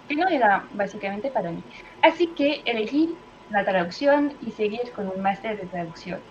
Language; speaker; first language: Spanish; non-native, fluent; French